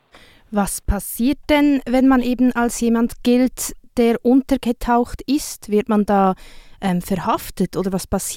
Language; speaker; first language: German; native; German